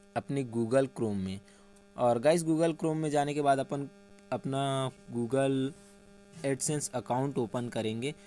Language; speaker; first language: Hindi; native; Hindi